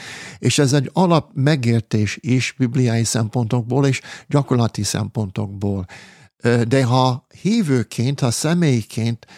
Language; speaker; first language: Hungarian; non-native, fluent; English